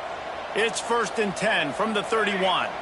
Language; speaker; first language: English; native; English